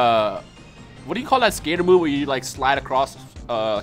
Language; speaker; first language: English; native; English